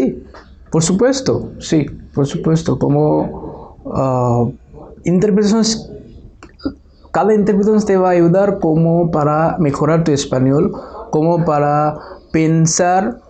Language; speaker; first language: Spanish; non-native, fluent; Bangla